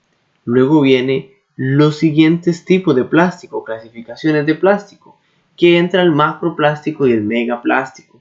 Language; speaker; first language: Spanish; native; Spanish